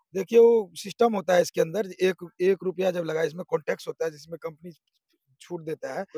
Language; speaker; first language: Hindi; native; Hindi